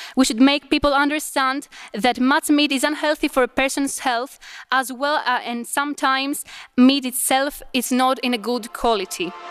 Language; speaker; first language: English; non-native, fluent; Arabic